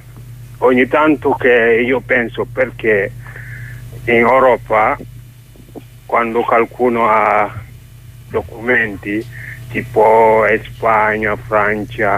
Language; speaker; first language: Italian; non-native, learner; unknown